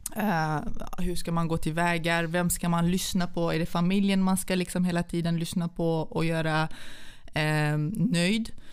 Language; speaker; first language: Swedish; early bilingual, other home language; Central Kurdish